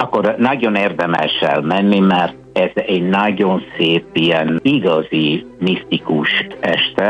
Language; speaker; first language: Hungarian; non-native, fluent; Italian